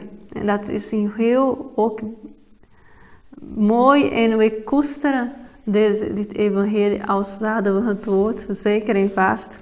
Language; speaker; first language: Dutch; non-native, fluent; Portuguese